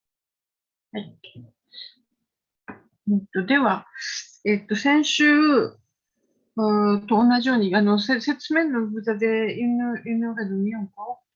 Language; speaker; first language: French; non-native, fluent; Japanese